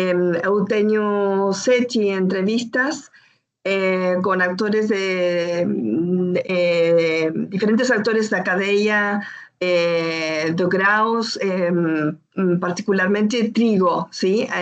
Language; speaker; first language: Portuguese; non-native, learner; Spanish